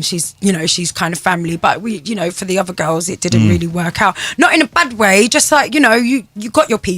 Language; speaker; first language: English; native; English